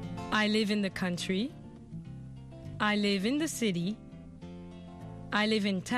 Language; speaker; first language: English; non-native, fluent; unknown